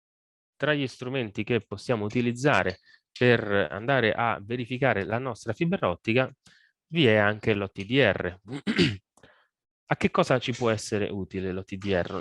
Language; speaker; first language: Italian; native; Italian